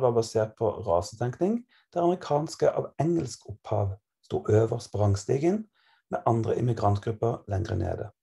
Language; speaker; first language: Norwegian; native; Norwegian